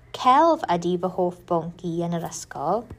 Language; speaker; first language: Welsh; non-native, learner; English